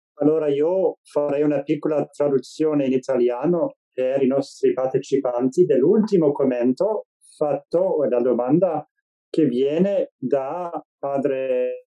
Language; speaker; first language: Italian; non-native, fluent; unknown